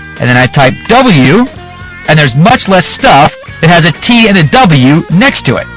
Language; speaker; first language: English; native; English